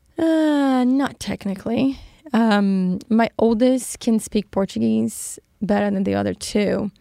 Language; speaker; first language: English; non-native, fluent; Portuguese